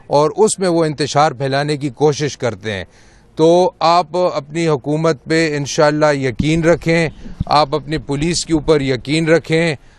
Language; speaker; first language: Urdu; non-native, local second language; Pashto